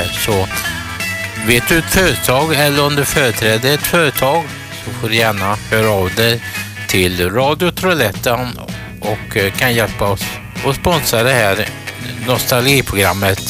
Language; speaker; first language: Swedish; native; Swedish